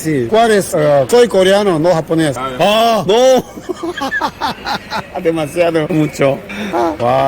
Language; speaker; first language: Spanish; non-native, learner; Korean